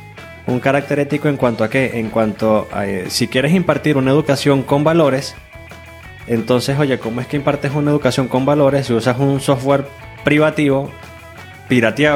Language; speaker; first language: Spanish; native; Spanish